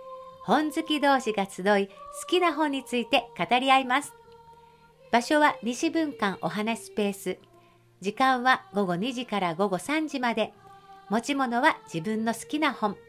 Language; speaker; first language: Japanese; native; Japanese